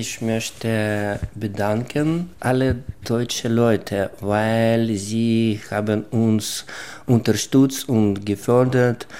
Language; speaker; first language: German; non-native, learner; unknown